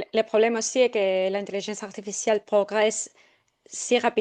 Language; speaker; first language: French; non-native, fluent; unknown